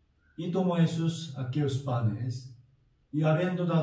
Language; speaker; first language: Spanish; non-native, fluent; Korean